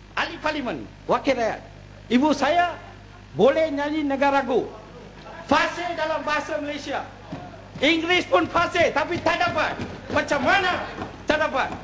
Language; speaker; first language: Malay; non-native, local second language; Tamil